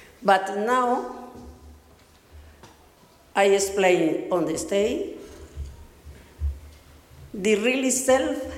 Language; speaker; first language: English; non-native, learner; Spanish